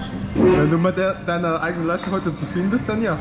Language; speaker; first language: German; native; German